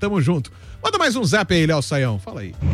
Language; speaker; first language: Portuguese; native; Portuguese